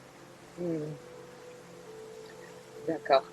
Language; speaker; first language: French; non-native, learner; Spanish